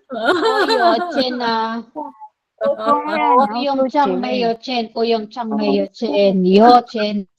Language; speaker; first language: Chinese; non-native, learner; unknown